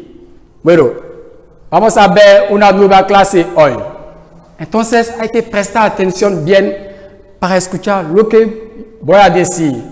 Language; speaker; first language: Spanish; non-native, fluent; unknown